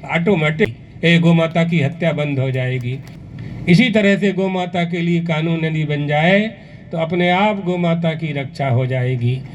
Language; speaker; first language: Hindi; native; Hindi